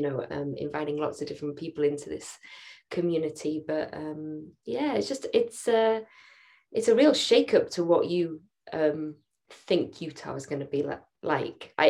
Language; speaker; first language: English; native; English